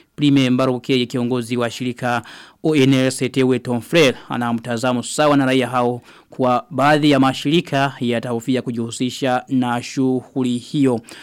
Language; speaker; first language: Swahili; non-native, local second language; Rundi